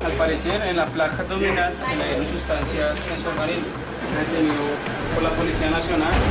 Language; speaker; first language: Spanish; native; Spanish